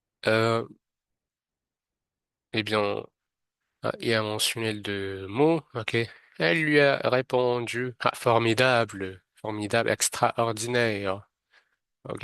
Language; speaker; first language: French; non-native, fluent; Arabic